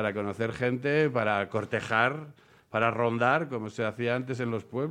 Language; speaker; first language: Spanish; native; Spanish